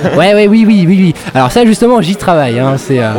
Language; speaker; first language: French; native; French